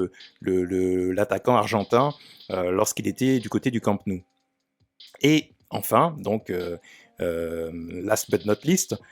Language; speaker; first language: French; native; French